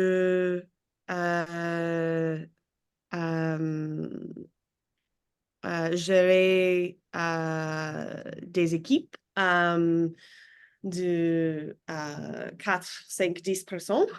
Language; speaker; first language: French; non-native, learner; English